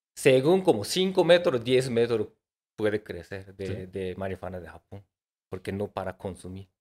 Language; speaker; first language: Spanish; non-native, fluent; Japanese